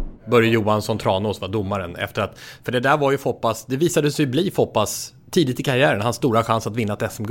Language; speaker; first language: Swedish; native; Swedish